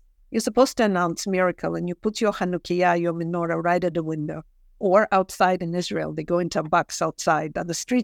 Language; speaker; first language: English; non-native, fluent; Russian